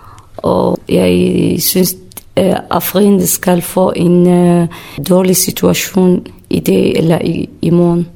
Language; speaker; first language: Danish; non-native, learner; Kurdish